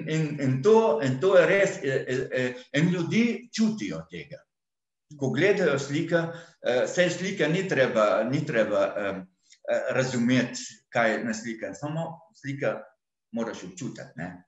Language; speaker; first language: Slovenian; non-native, fluent; Arabic